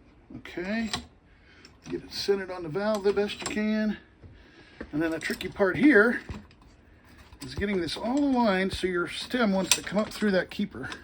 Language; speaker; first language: English; native; English